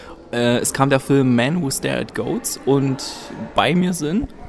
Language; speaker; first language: German; native; German